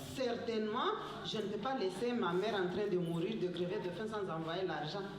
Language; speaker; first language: French; non-native, local second language; Swahili